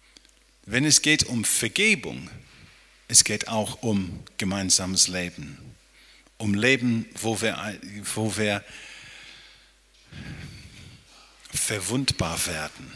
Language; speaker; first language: German; non-native, fluent; English